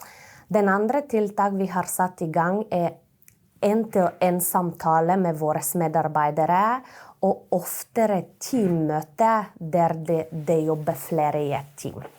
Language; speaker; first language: Norwegian; non-native, fluent; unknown